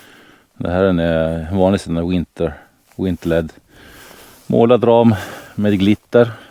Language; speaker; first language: Swedish; native; Swedish